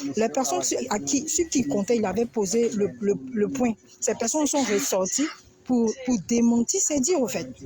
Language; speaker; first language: French; native; French